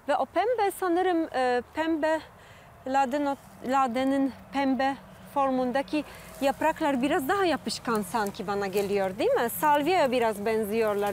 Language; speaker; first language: Turkish; non-native, fluent; Polish